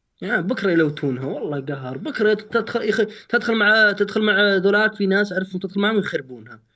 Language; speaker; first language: Arabic; native; Arabic